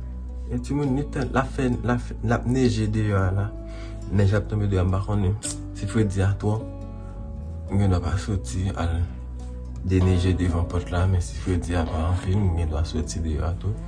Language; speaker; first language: French; non-native, learner; Haitian Creole